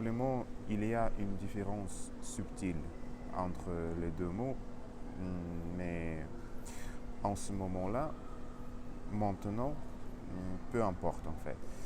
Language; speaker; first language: French; non-native, learner; Russian